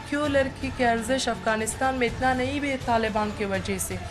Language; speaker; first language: Hindi; non-native, learner; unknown